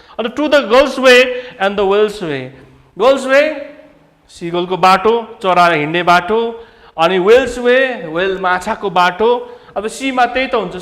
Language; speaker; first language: Nepali; native; Nepali